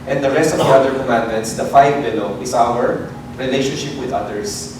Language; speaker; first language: English; non-native, local second language; Filipino